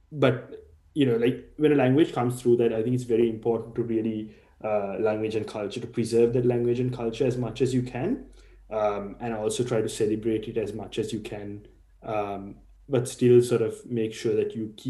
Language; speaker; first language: English; non-native, local second language; Sinhala